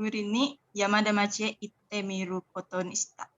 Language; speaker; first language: Japanese; non-native, learner; Indonesian